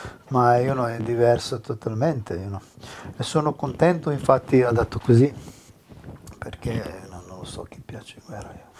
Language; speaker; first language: Italian; non-native, learner; Serbian